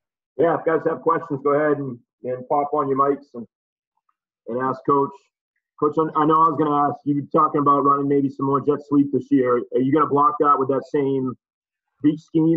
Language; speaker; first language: English; native; English